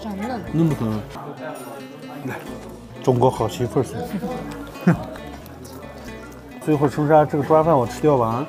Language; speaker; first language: Chinese; non-native, local second language; Uyghur